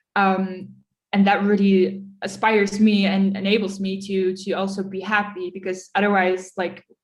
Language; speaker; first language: English; early bilingual, other home language; Dutch